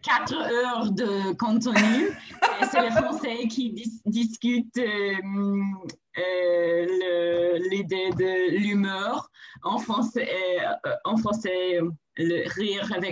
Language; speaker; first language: French; non-native, learner; English